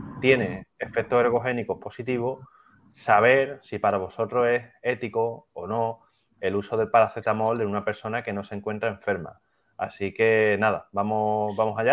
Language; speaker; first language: Spanish; native; Spanish